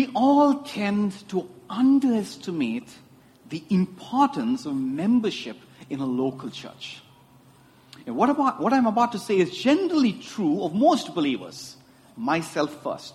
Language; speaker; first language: English; non-native, local second language; Tamil